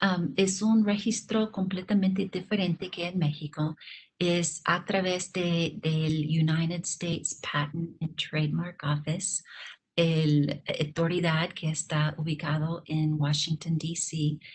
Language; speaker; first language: Spanish; non-native, fluent; English